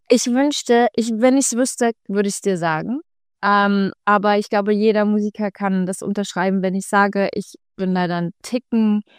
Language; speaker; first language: German; non-native, fluent; Swiss German